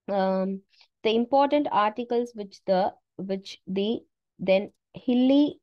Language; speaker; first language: English; non-native, local second language; Tamil